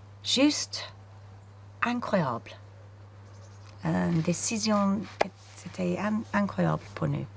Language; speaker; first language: French; non-native, learner; English